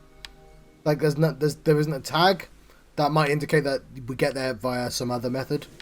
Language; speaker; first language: English; native; English